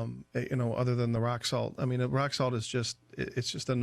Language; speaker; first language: English; native; English